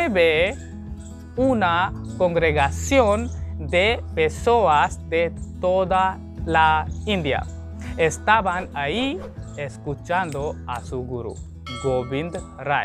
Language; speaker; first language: Spanish; non-native, learner; Hindi